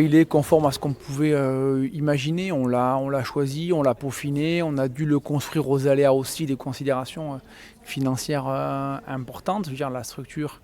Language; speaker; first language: French; native; French